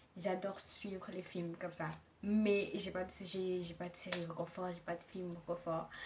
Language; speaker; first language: French; native; French